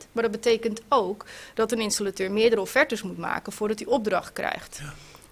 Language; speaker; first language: Dutch; native; Dutch